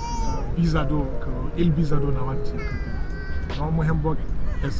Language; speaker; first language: Korean; non-native, learner; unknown